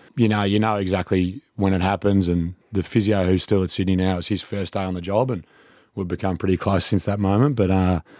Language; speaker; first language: English; native; English